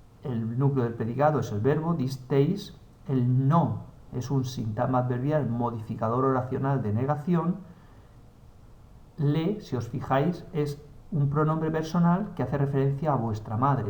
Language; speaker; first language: Spanish; native; Spanish